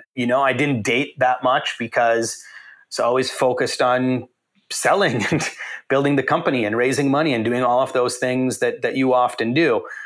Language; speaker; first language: English; native; English